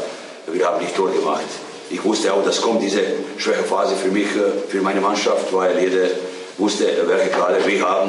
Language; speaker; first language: German; non-native, fluent; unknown